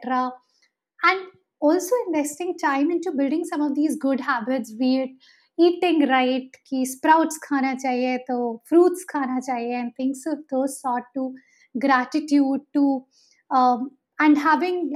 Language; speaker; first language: English; non-native, local second language; Hindi